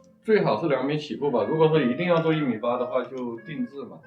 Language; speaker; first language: Chinese; native; Chinese